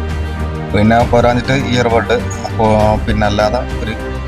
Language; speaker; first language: Malayalam; native; Malayalam